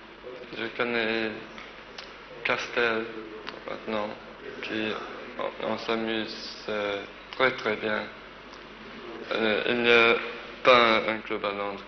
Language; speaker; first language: French; non-native, fluent; English